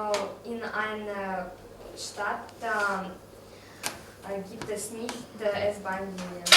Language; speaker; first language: German; non-native, learner; Russian